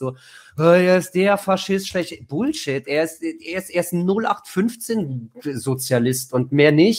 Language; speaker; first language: German; native; German